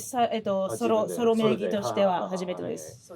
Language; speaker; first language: Japanese; native; Japanese